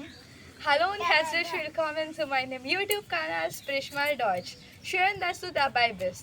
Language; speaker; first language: German; non-native, fluent; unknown